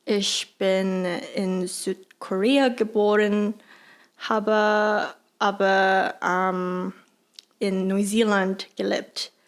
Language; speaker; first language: German; non-native, learner; Korean